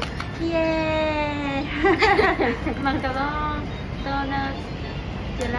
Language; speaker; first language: Italian; non-native, learner; Japanese